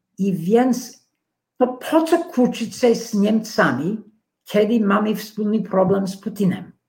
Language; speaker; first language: Polish; non-native, fluent; English